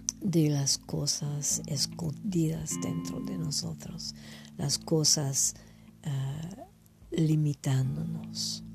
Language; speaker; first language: Spanish; non-native, fluent; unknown